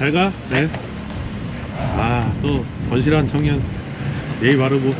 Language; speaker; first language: Korean; native; Korean